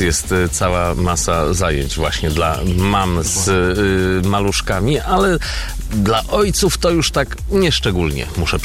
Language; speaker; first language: Polish; native; Polish